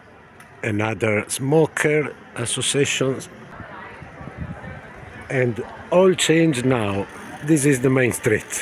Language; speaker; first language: English; non-native, learner; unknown